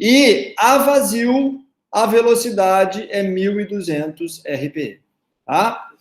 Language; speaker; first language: Portuguese; native; Portuguese